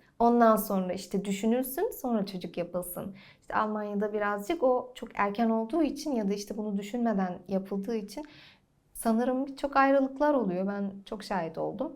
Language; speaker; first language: Turkish; early bilingual, heritage; Turkish